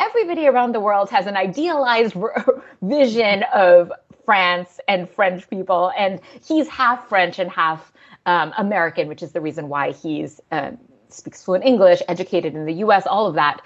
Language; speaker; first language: English; native; English